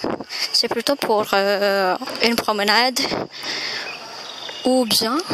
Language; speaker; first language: French; non-native, fluent; Indonesian